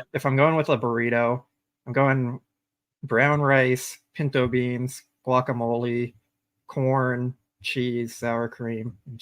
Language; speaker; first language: English; native; English